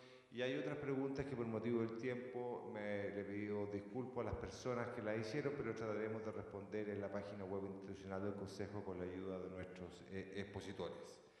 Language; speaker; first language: Spanish; native; Spanish